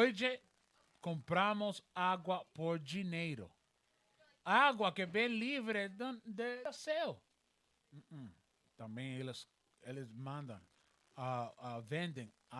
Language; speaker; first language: Portuguese; non-native, learner; Spanish